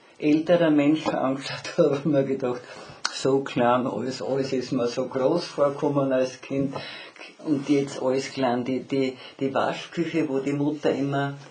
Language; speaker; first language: German; native; German